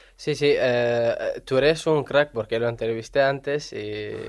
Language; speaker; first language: Spanish; non-native, fluent; Arabic